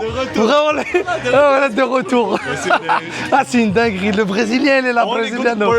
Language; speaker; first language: French; native; French